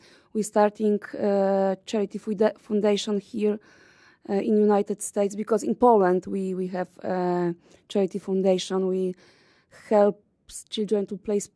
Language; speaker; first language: English; non-native, learner; Polish